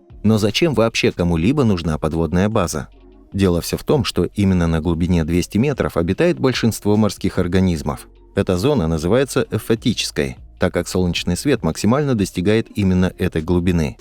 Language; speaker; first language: Russian; native; Russian